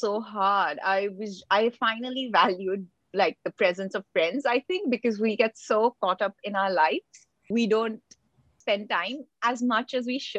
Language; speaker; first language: English; non-native, local second language; Hindi